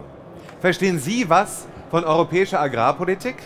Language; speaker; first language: German; native; German